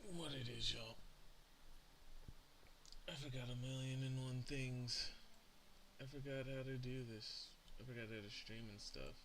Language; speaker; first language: English; native; English